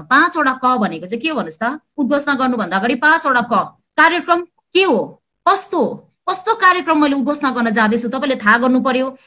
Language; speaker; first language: Nepali; native; Nepali